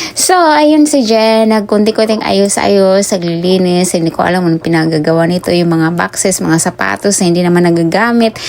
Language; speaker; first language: Filipino; non-native, local second language; Cebuano